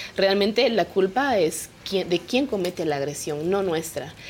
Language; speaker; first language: Spanish; non-native, local second language; Kaqchikel